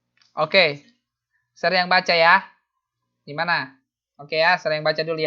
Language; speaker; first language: Indonesian; native; Indonesian